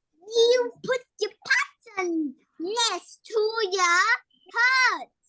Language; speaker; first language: English; non-native, learner; Vietnamese